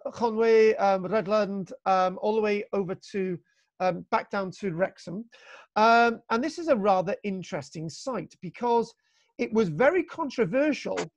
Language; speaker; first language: English; native; English